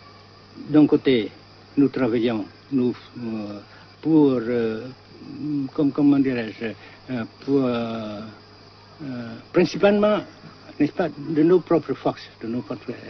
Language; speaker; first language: French; non-native, local second language; Vietnamese